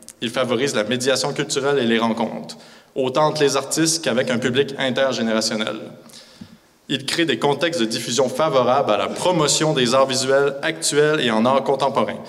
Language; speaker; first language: French; native; French